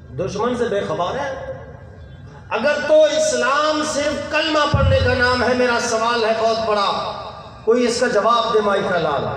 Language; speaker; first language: Urdu; non-native, local second language; Baluchi